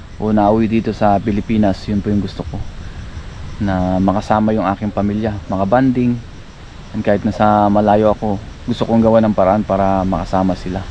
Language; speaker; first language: Filipino; native; Filipino